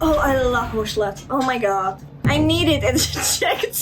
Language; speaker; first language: English; non-native, fluent; Czech